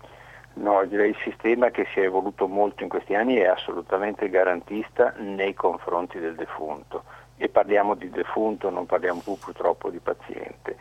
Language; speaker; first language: Italian; native; Italian